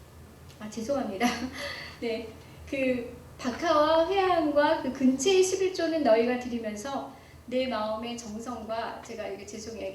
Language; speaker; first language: Korean; native; Korean